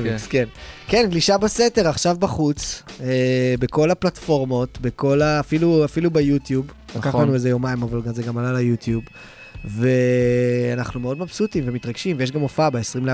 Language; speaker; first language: Hebrew; native; Hebrew